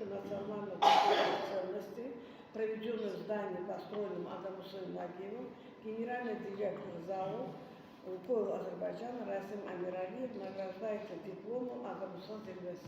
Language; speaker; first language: Russian; non-native, local second language; Azerbaijani